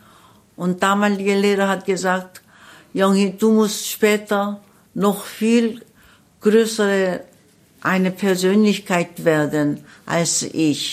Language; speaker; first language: German; non-native, learner; Korean